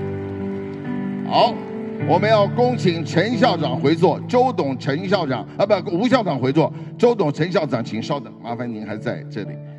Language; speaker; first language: Chinese; native; Chinese